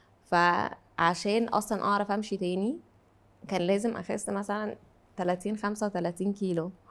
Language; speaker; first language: Arabic; native; Arabic